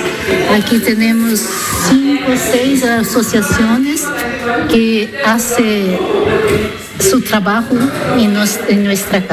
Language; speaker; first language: Spanish; non-native, learner; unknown